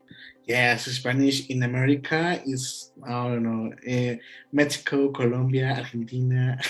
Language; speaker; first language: English; non-native, learner; Spanish